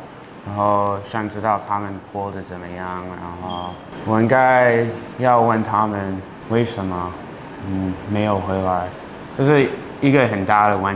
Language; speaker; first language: Chinese; early bilingual, heritage; English